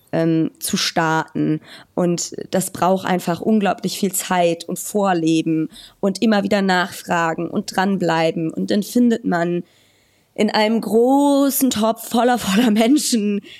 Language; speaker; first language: German; native; German